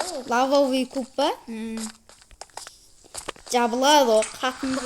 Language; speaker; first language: Kazakh; native; Kazakh